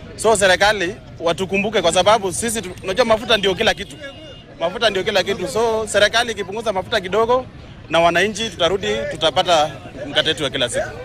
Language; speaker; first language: Swahili; non-native, local second language; Kalenjin